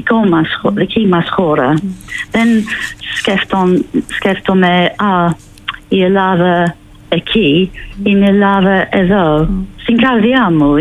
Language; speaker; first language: Greek; non-native, fluent; English